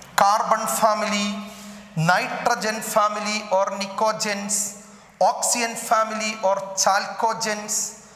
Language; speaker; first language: English; non-native, local second language; Malayalam